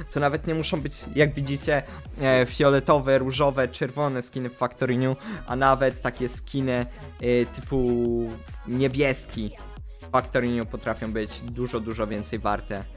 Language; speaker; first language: Polish; native; Polish